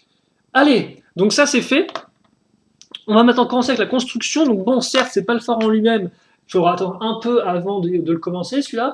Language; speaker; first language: French; native; French